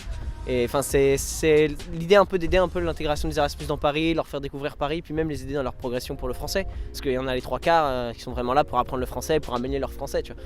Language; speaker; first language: French; native; French